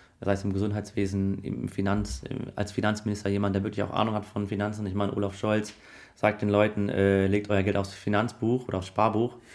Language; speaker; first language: German; early bilingual, other home language; Arabic